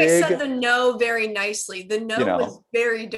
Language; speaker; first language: English; native; English